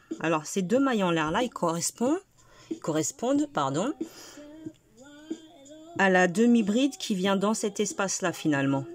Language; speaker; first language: French; native; French